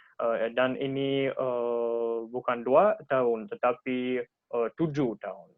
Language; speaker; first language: Indonesian; non-native, fluent; Russian